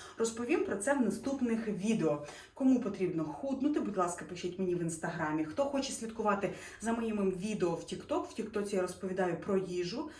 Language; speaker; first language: Ukrainian; non-native, local second language; Russian